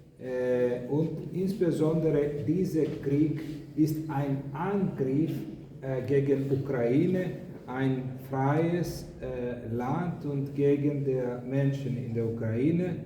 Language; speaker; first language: German; non-native, fluent; Greek